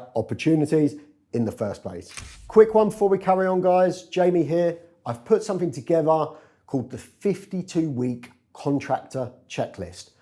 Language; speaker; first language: English; native; English